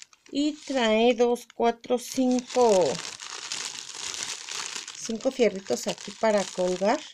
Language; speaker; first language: Spanish; native; Spanish